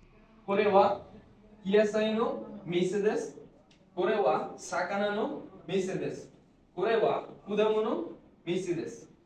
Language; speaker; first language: Japanese; non-native, learner; Bangla